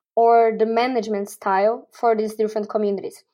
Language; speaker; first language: English; non-native, fluent; Portuguese